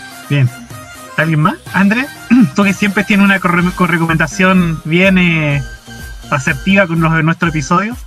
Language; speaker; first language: Spanish; native; Spanish